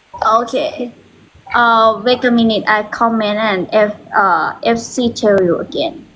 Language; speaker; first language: English; non-native, learner; Thai